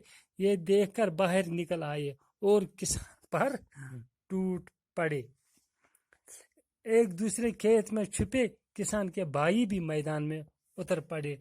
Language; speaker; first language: Hindi; non-native, local second language; Kashmiri